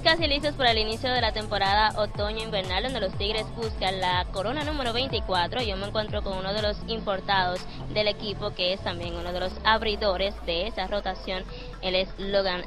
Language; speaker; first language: Spanish; native; Spanish